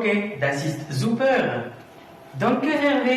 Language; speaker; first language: German; non-native, learner; French